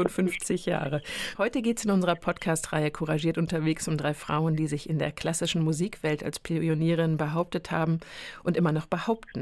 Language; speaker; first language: German; native; German